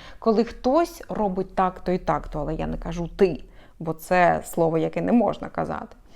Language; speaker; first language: Ukrainian; non-native, local second language; Russian